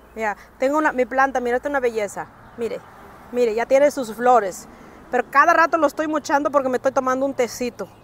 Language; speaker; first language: Spanish; native; Spanish